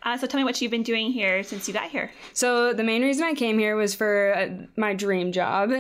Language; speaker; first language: English; native; English